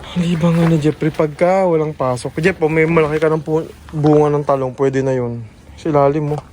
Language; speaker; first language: Filipino; native; Filipino